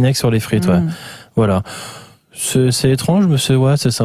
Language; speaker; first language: French; native; French